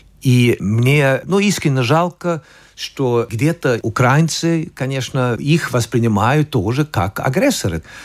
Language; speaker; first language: Russian; non-native, fluent; Swedish